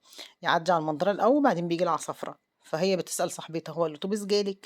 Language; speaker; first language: Arabic; native; Arabic